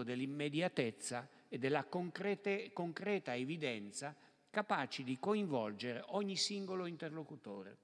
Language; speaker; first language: Italian; native; Italian